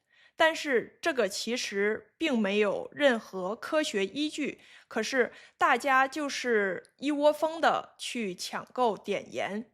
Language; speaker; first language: Chinese; native; Chinese